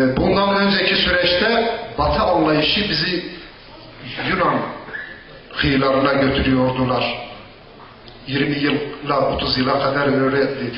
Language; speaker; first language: Turkish; non-native, local second language; Zaza